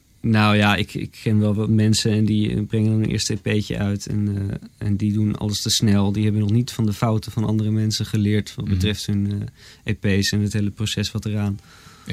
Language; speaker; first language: Dutch; native; Dutch